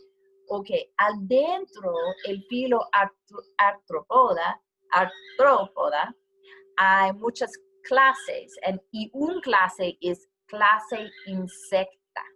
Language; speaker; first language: Spanish; non-native, learner; English